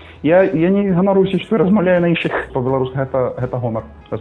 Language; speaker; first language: Belarusian; non-native, fluent; Portuguese